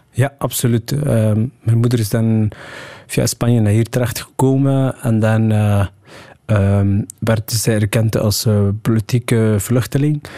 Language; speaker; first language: Dutch; early bilingual, other home language; Somali